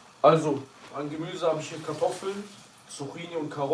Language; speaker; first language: German; early bilingual, other home language; Kurdish